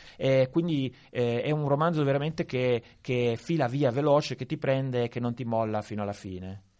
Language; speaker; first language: Italian; native; Italian